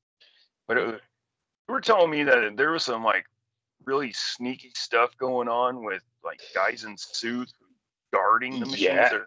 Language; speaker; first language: English; native; English